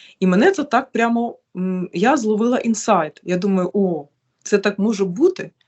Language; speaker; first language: Ukrainian; native; Ukrainian